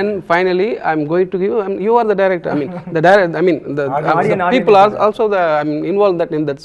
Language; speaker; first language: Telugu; non-native, learner; Tamil